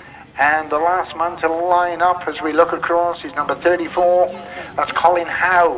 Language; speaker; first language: English; native; English